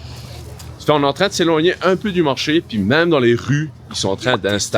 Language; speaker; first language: French; native; French